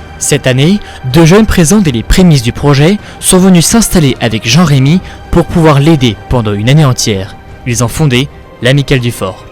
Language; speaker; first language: French; native; French